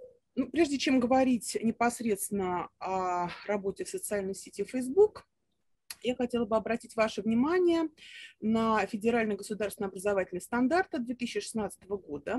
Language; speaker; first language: Russian; native; Russian